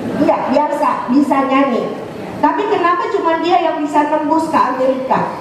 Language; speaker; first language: Indonesian; native; Indonesian